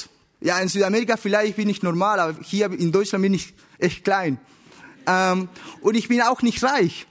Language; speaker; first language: German; non-native, learner; Spanish